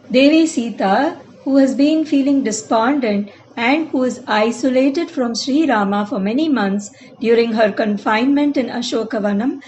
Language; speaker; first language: English; non-native, local second language; Tamil